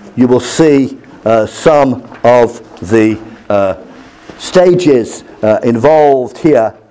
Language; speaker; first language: English; native; English